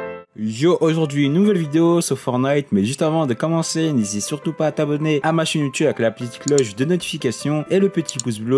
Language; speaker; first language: French; native; French